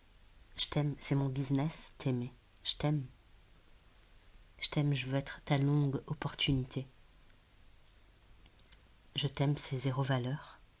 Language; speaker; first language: French; native; French